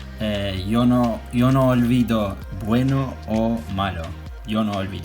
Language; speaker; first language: Spanish; non-native, learner; Turkish